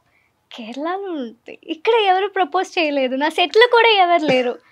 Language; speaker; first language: Telugu; non-native, learner; Malayalam